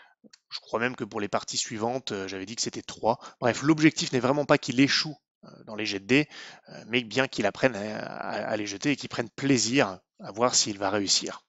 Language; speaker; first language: French; native; French